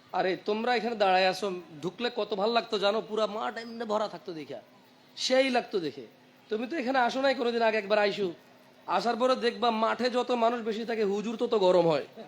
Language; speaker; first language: Bangla; early bilingual, heritage; Bangla